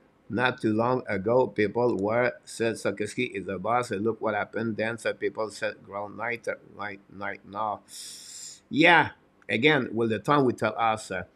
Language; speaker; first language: English; non-native, fluent; French